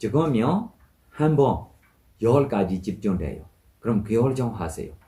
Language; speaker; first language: Korean; non-native, fluent; Burmese